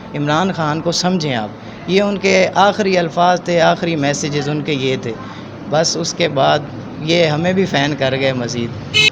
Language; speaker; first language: Urdu; non-native, local second language; Punjabi